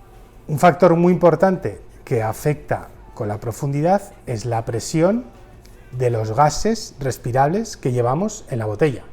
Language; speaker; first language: Spanish; native; Spanish